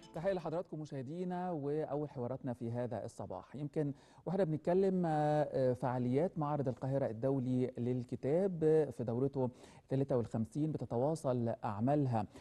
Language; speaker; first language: Arabic; native; Arabic